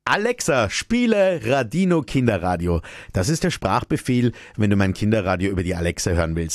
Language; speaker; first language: German; native; German